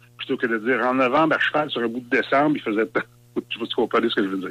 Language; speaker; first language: French; native; French